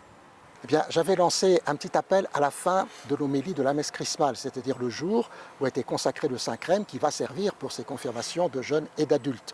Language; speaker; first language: French; native; French